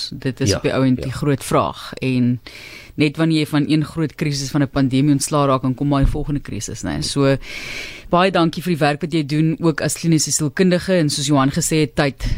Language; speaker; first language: Afrikaans; native; Afrikaans